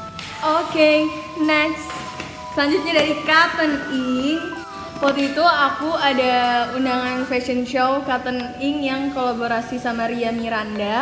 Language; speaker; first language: Indonesian; native; Indonesian